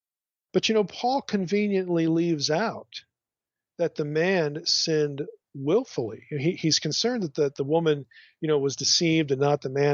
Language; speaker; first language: English; native; English